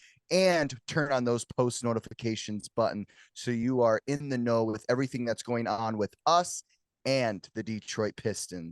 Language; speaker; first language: English; native; English